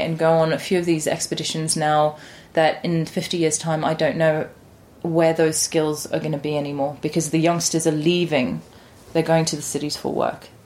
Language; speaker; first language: English; native; English